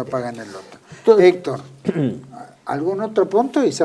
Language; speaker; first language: Spanish; native; Spanish